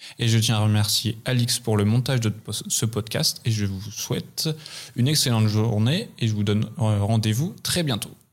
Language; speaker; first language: French; native; French